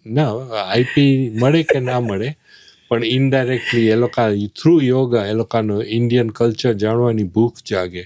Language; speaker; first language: Gujarati; early bilingual, heritage; Gujarati